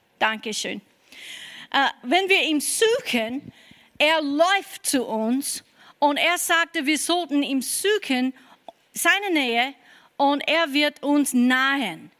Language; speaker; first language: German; non-native, fluent; English